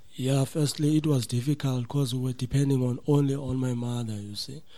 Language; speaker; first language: English; non-native, local second language; Xhosa